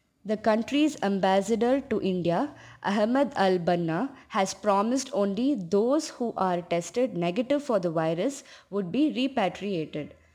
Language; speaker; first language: English; non-native, local second language; Tamil